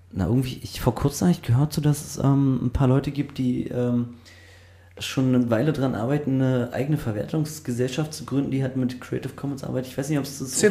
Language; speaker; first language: German; native; German